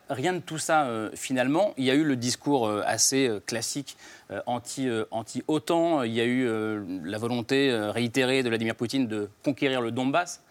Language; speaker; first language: French; native; French